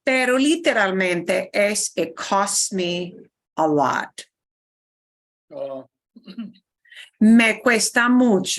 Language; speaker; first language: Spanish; non-native, fluent; English